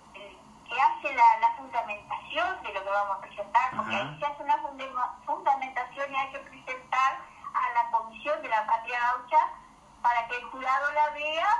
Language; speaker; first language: Spanish; native; Spanish